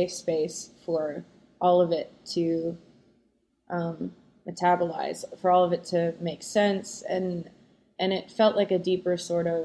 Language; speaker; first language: English; native; English